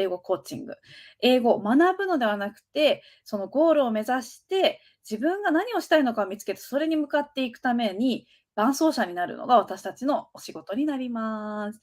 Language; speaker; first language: Japanese; native; Japanese